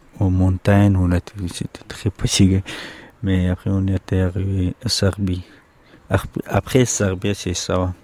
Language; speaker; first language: French; non-native, learner; Pashto